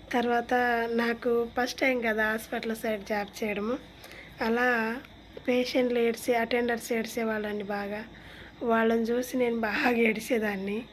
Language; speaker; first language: Telugu; non-native, local second language; Lambadi